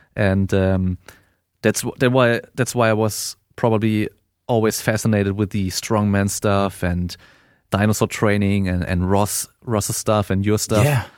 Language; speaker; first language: English; non-native, fluent; German